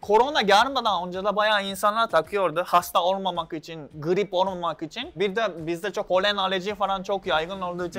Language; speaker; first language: Turkish; non-native, fluent; Japanese